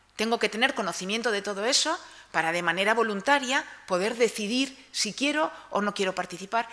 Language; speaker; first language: Spanish; native; Spanish